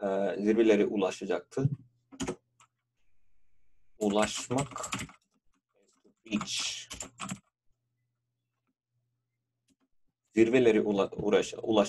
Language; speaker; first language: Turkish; non-native, fluent; Urdu